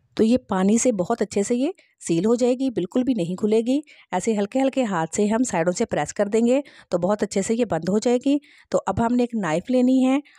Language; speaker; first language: Hindi; native; Hindi